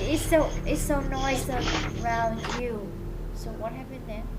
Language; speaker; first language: English; non-native, fluent; Vietnamese